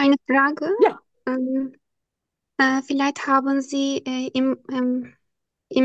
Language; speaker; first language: German; non-native, learner; Turkish